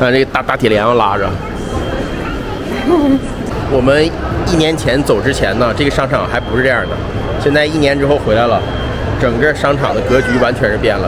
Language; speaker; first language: Chinese; native; Chinese